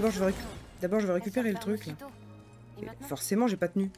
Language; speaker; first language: French; native; French